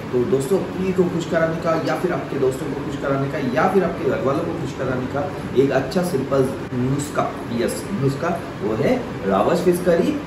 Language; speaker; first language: Hindi; non-native, local second language; Bangla